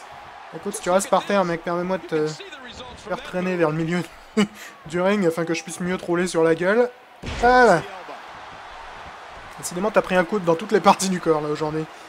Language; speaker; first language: French; native; French